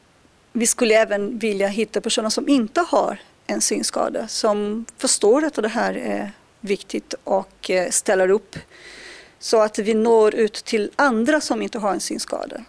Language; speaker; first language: Swedish; non-native, fluent; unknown